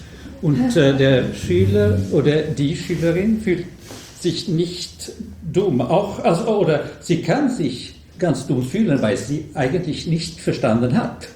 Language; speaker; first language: German; non-native, learner; Swedish